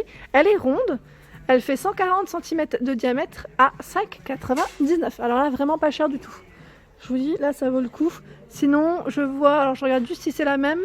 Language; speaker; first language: French; native; French